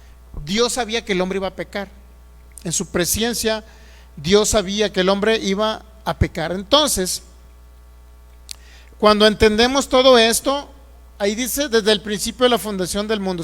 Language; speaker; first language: Spanish; native; Spanish